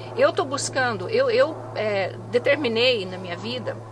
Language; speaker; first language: Portuguese; native; Portuguese